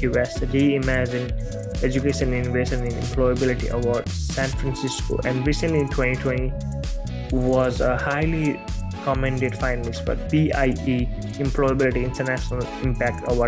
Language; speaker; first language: English; non-native, fluent; Nepali